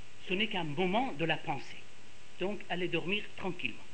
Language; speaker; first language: French; non-native, fluent; Persian